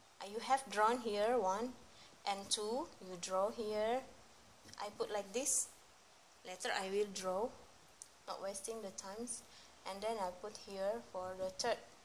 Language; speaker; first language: English; non-native, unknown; Indonesian